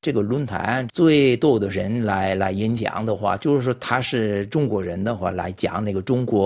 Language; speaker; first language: Chinese; non-native, fluent; French